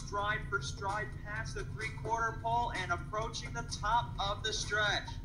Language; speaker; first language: English; native; English